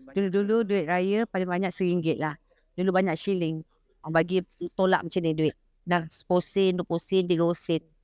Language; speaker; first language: Malay; native; Malay